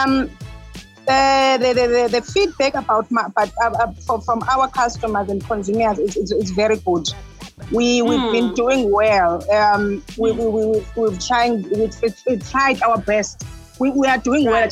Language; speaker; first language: English; non-native, local second language; Xhosa